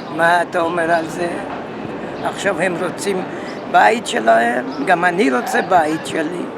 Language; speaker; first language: Hebrew; non-native, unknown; Persian